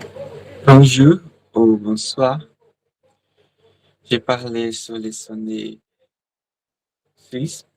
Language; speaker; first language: French; non-native, learner; Portuguese